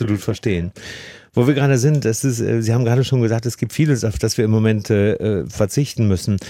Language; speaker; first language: German; native; German